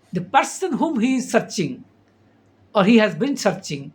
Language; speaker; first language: English; non-native, local second language; Bangla